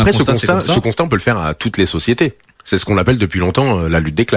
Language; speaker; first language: French; early bilingual, other home language; Portuguese